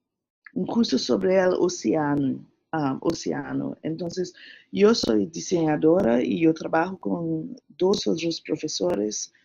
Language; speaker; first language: Spanish; non-native, learner; English